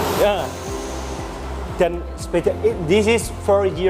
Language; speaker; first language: English; non-native, learner; Indonesian